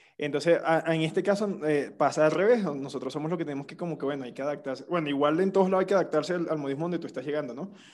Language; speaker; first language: Spanish; native; Spanish